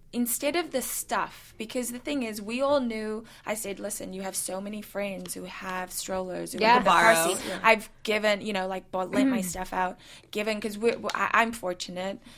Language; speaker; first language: English; native; English